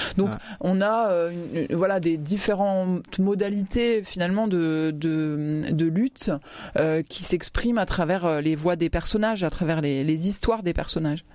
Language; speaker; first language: French; native; French